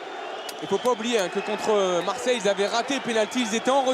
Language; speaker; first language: French; native; French